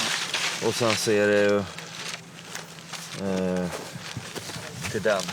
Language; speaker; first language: Swedish; native; Swedish